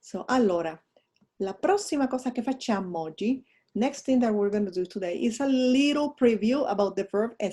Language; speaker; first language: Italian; non-native, fluent; English